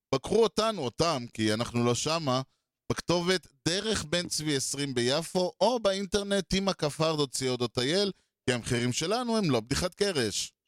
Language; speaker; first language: Hebrew; native; Hebrew